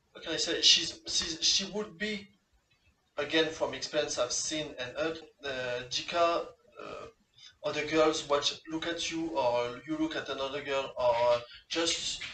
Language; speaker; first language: English; non-native, fluent; French